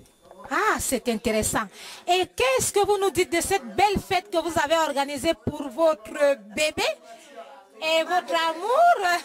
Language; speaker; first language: French; non-native, fluent; Italian